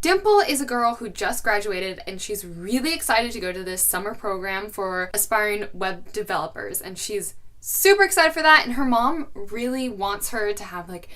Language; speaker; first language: English; native; English